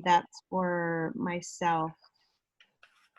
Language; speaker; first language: English; native; English